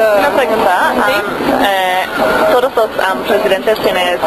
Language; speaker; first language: Spanish; non-native, learner; English